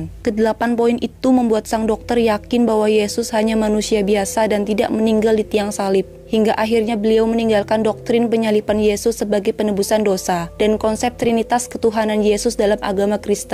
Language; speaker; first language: Indonesian; native; Indonesian